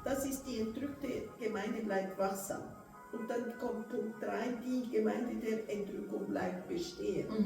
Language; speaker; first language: German; non-native, fluent; Portuguese